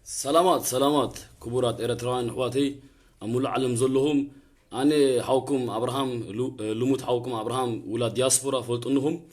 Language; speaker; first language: Tigrinya; early bilingual, heritage; Tigrinya